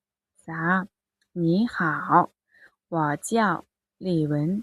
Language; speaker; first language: Chinese; non-native, fluent; Mongolian